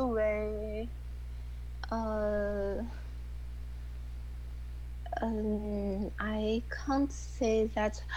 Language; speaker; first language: English; non-native, learner; Chinese